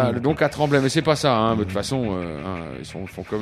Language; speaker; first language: French; native; French